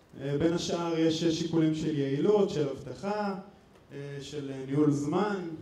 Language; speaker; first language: Hebrew; native; Hebrew